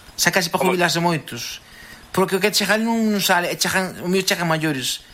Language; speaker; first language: Galician; native; Galician